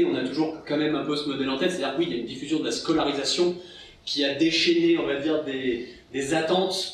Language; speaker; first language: French; native; French